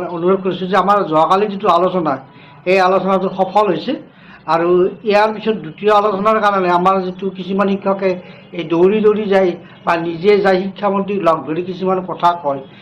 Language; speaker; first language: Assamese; non-native, local second language; Bangla